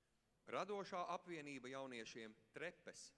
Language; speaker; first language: Latvian; native; Latvian